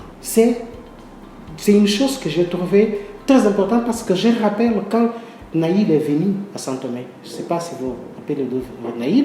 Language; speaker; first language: French; non-native, learner; Portuguese